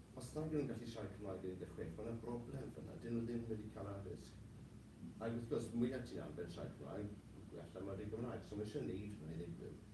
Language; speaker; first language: Welsh; non-native, local second language; English